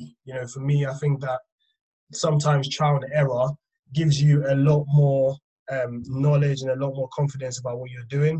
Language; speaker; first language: English; non-native, local second language; Akan